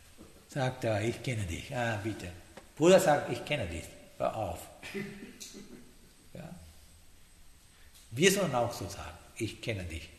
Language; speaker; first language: German; non-native, fluent; Sinhala